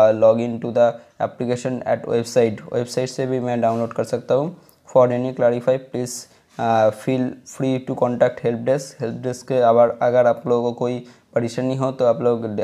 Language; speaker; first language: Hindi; non-native, local second language; Bangla